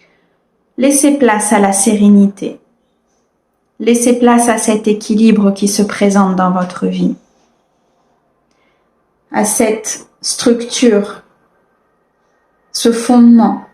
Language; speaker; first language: French; native; French